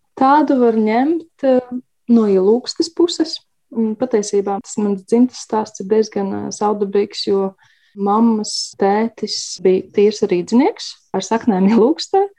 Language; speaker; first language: Latvian; native; Latvian